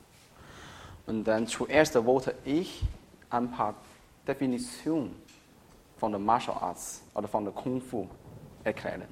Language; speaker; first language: German; non-native, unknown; Chinese